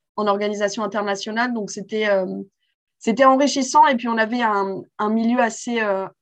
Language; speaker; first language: French; native; French